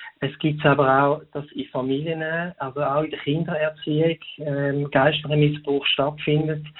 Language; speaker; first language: German; native; German